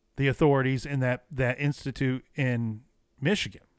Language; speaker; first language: English; native; English